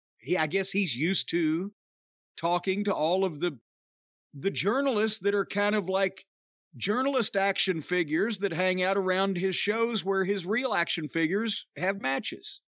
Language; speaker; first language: English; native; English